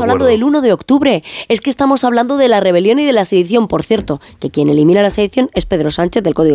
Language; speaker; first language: Spanish; native; Spanish